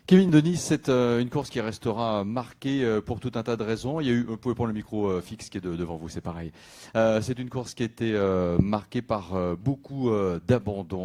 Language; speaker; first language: French; native; French